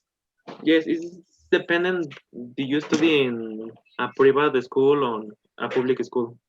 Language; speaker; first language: English; non-native, learner; Spanish